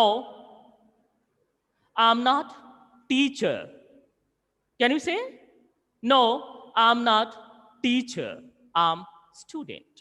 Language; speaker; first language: English; non-native, local second language; Hindi